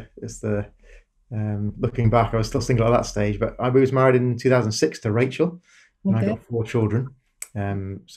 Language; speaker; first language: English; native; English